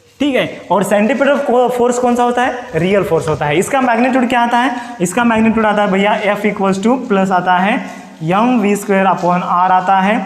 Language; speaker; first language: Hindi; non-native, local second language; Marathi